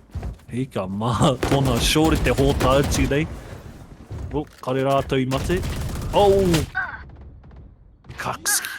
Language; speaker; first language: Māori; non-native, local second language; English